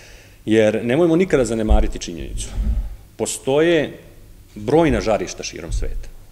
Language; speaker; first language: Serbian; native; Serbian